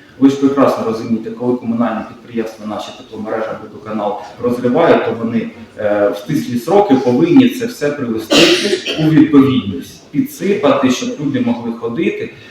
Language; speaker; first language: Ukrainian; native; Ukrainian